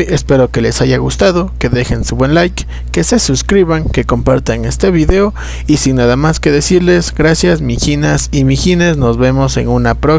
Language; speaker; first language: Spanish; native; Spanish